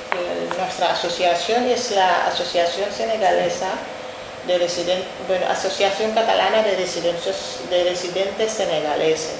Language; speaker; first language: Spanish; non-native, fluent; Wolof